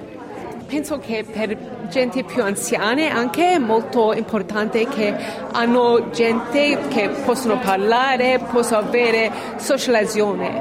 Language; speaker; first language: Italian; early bilingual, heritage; Italian